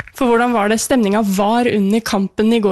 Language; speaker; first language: Norwegian; native; Norwegian